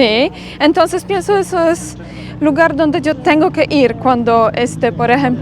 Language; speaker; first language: Spanish; non-native, fluent; Polish